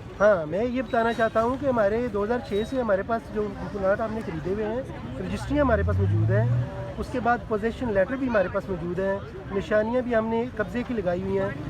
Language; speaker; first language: Urdu; non-native, local second language; Punjabi